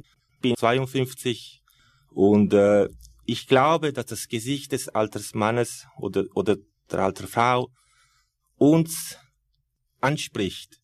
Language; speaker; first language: German; non-native, fluent; Italian